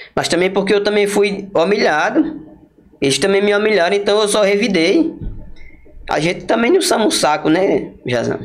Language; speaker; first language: Portuguese; native; Portuguese